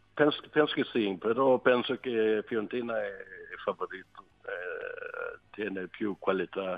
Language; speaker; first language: Italian; non-native, learner; Swedish